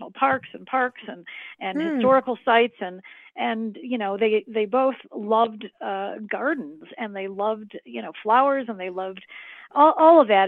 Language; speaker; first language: English; native; English